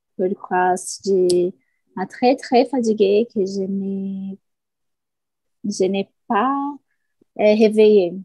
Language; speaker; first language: French; non-native, learner; Portuguese